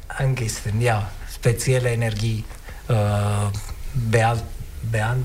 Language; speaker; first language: German; non-native, learner; Italian